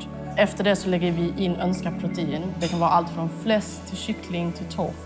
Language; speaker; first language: Swedish; early bilingual, other home language; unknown